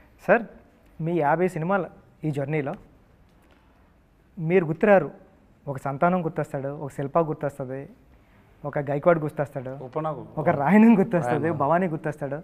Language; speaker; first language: Telugu; native; Telugu